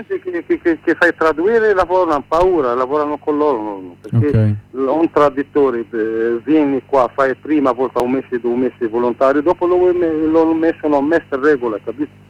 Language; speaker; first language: Italian; non-native, learner; Arabic